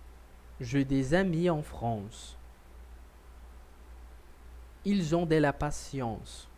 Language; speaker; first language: French; non-native, learner; Portuguese